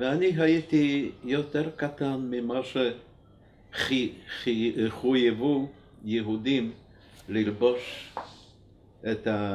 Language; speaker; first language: Hebrew; non-native, fluent; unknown